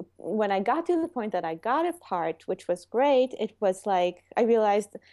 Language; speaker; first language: English; non-native, fluent; Hebrew